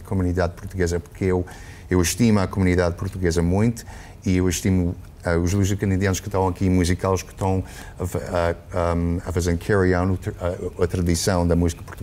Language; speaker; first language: Portuguese; early bilingual, heritage; English